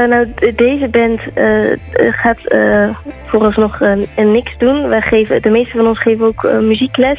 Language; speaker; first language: Dutch; native; Dutch